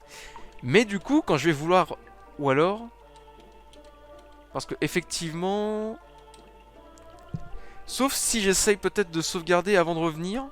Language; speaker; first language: French; native; French